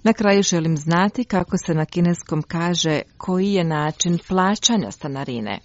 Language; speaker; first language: Croatian; native; Croatian